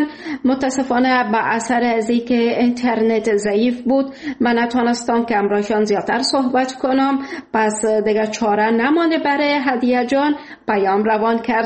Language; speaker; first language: Persian; native; Persian